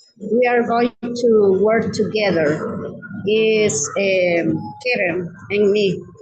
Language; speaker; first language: English; non-native, learner; Spanish